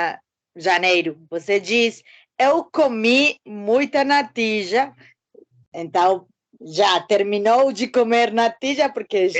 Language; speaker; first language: Portuguese; non-native, learner; Spanish